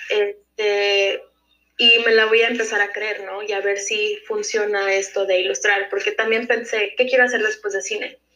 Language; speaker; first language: Spanish; early bilingual, heritage; Spanish